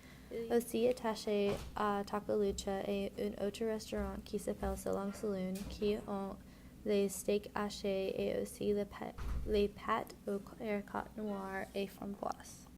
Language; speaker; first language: French; non-native, learner; English